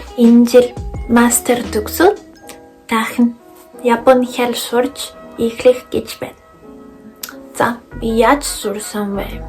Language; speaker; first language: Mongolian; non-native, learner; Spanish